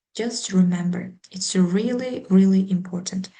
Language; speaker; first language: English; non-native, fluent; Uzbek